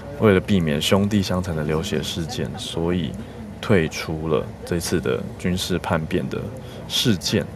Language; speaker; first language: Chinese; native; Chinese